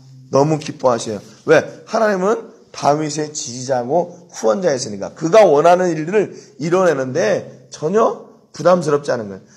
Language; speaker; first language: Korean; native; Korean